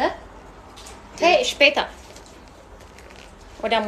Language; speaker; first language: German; non-native, learner; Amharic